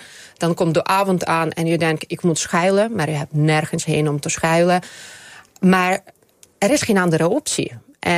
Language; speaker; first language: Dutch; non-native, fluent; Ukrainian